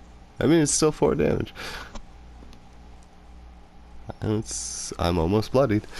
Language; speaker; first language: English; native; English